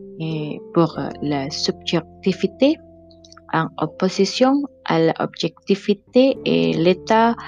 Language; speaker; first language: French; non-native, learner; Indonesian